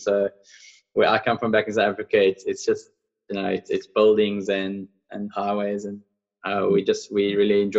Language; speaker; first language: English; non-native, local second language; Afrikaans